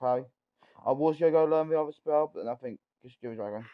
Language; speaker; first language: English; native; English